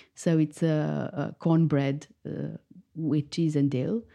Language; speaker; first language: English; non-native, fluent; Romanian